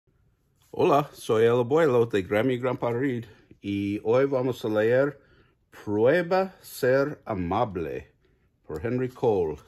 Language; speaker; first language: Spanish; non-native, learner; English